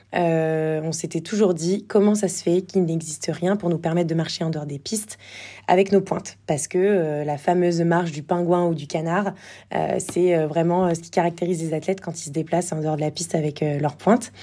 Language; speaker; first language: French; native; French